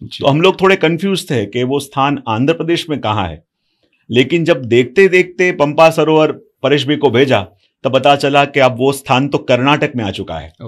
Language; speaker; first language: Hindi; non-native, local second language; Gujarati